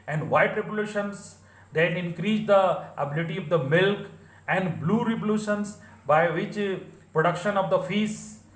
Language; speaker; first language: English; non-native, local second language; Hindi